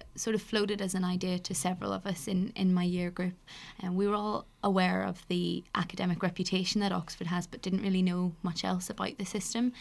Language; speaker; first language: English; native; English